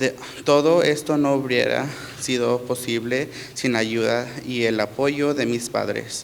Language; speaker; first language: Spanish; early bilingual, heritage; Spanish